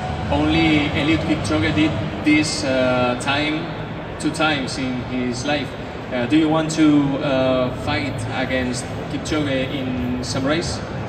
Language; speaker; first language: English; non-native, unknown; Spanish